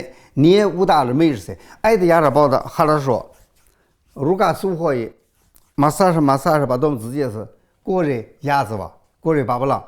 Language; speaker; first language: Russian; non-native, learner; Chinese